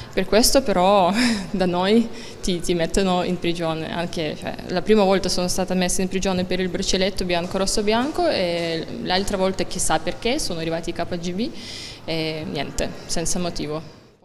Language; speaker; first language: Italian; non-native, fluent; Russian